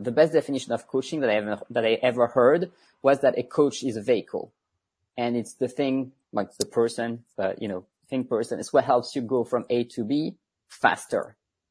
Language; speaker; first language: English; non-native, fluent; French